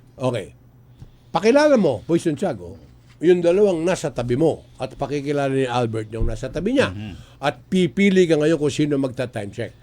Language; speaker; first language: Filipino; non-native, local second language; Pampanga